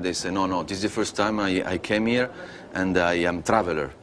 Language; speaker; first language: English; non-native, learner; Italian